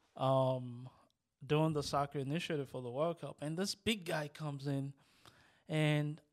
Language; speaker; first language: English; non-native, local second language; Yoruba